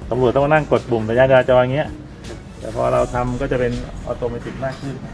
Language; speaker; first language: Thai; native; Thai